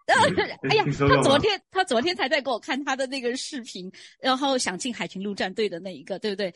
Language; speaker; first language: Chinese; native; Chinese